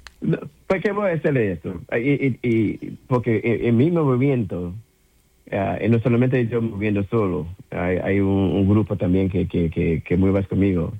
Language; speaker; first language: Spanish; non-native, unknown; English